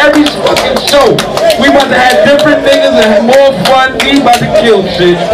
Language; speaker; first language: English; native; English